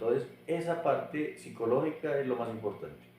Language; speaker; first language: Spanish; native; Spanish